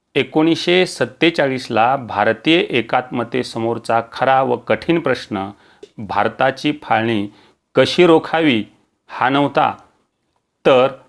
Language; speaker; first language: Marathi; native; Marathi